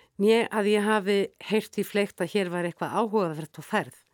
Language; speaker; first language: Icelandic; native; Icelandic